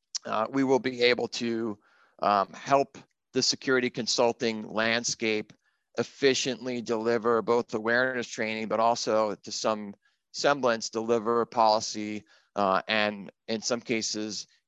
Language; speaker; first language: English; native; English